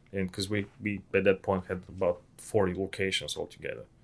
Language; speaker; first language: English; non-native, fluent; Bulgarian